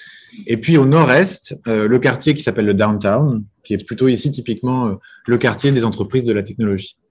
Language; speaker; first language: French; native; French